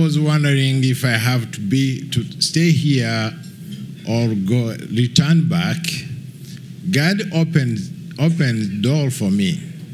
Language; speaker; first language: English; non-native, local second language; Kinyarwanda